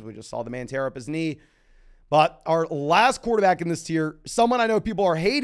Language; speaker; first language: English; native; English